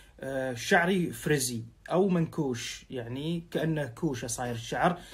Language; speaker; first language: Arabic; native; Arabic